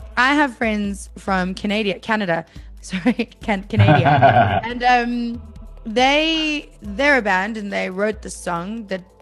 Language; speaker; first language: English; native; English